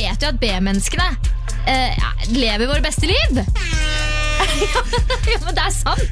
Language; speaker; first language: Norwegian; native; Norwegian